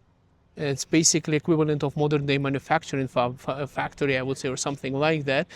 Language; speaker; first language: English; early bilingual, other home language; Russian